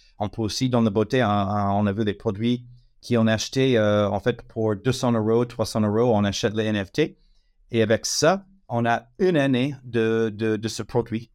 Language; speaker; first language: French; non-native, fluent; English